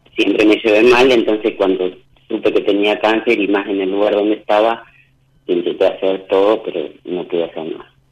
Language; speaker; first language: Spanish; native; Spanish